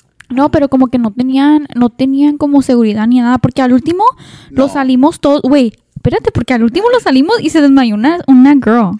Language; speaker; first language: Spanish; early bilingual, heritage; Spanish